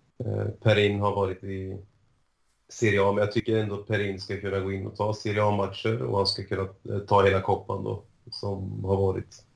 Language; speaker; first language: Swedish; early bilingual, other home language; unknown